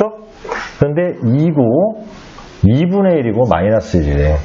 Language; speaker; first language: Korean; native; Korean